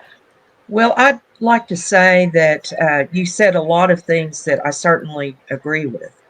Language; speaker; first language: English; native; English